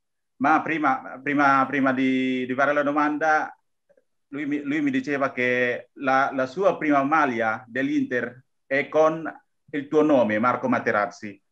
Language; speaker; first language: Italian; non-native, learner; Indonesian